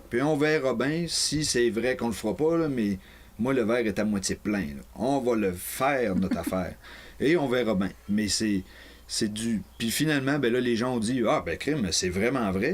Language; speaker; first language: French; native; French